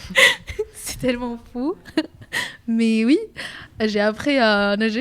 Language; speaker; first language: French; non-native, fluent; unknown